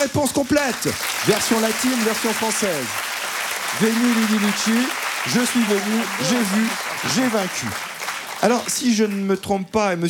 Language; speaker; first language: French; native; French